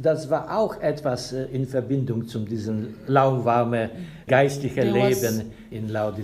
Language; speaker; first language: German; non-native, fluent; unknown